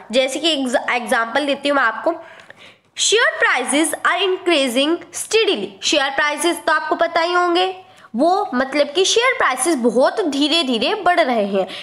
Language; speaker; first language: Hindi; native; Hindi